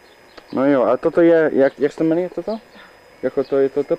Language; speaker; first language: Czech; early bilingual, heritage; Czech